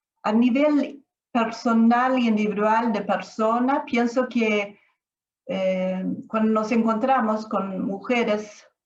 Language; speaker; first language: Spanish; non-native, fluent; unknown